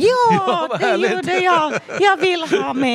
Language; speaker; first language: Swedish; non-native, fluent; Finnish